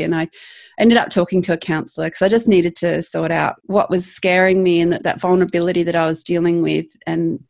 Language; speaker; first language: English; native; English